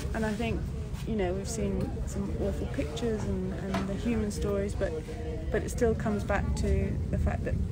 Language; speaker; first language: English; native; English